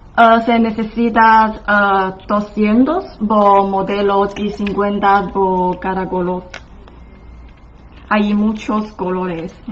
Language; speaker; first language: Spanish; non-native, fluent; Chinese